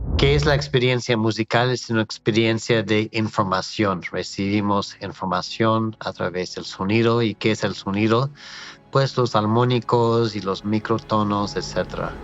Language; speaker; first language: Spanish; non-native, fluent; English